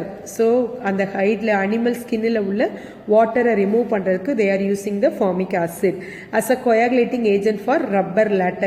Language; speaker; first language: English; non-native, local second language; Tamil